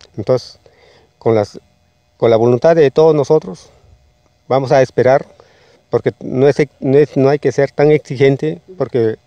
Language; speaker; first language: Spanish; native; Spanish